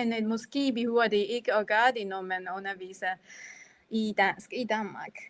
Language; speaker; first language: Danish; non-native, fluent; Japanese